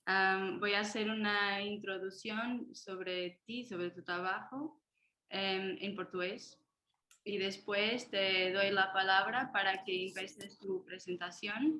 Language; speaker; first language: Spanish; non-native, fluent; Portuguese